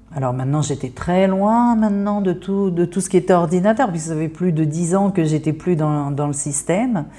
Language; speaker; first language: French; native; French